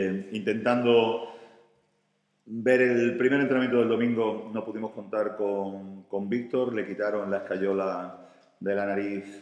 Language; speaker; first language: Spanish; native; Spanish